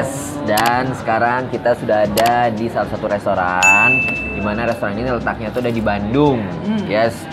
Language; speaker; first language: Indonesian; native; Indonesian